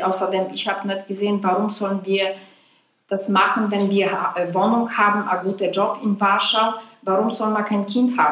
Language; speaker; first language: German; non-native, fluent; Polish